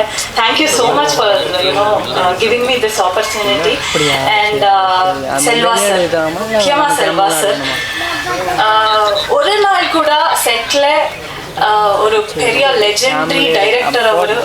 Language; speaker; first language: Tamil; non-native, learner; Kannada